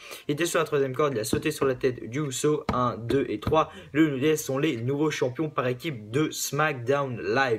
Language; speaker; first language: French; native; French